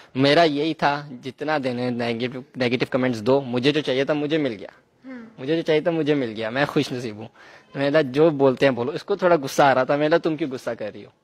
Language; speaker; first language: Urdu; early bilingual, heritage; Urdu